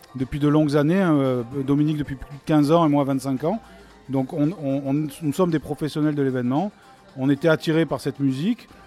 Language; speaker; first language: French; native; French